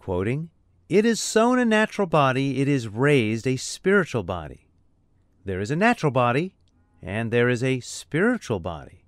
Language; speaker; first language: English; native; English